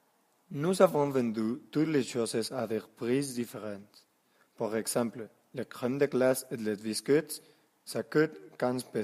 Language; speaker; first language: French; non-native, learner; Spanish